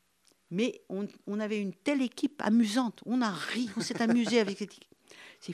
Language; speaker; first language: French; native; French